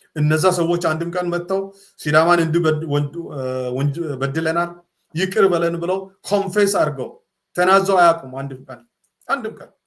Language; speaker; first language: Amharic; non-native, local second language; Sidamo